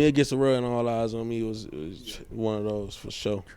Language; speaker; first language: English; native; English